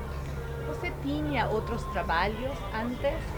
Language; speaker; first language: Portuguese; non-native, fluent; Spanish